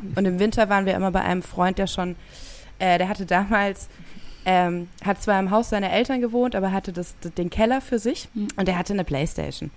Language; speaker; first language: German; native; German